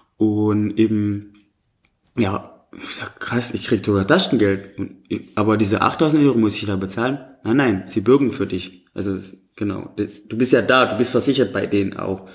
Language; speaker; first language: German; non-native, fluent; Indonesian